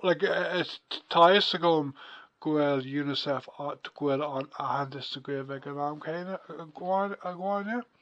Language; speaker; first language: Irish; non-native, local second language; English